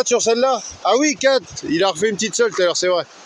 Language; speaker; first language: French; native; French